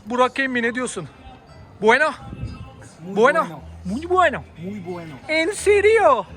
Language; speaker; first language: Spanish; non-native, learner; Turkish